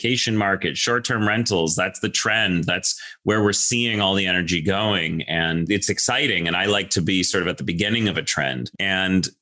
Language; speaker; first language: English; native; English